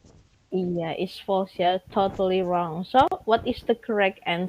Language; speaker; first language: English; non-native, fluent; Indonesian